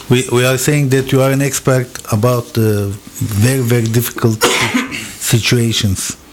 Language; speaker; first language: English; non-native, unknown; Turkish